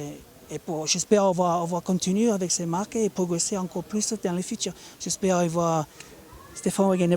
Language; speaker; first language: French; non-native, learner; English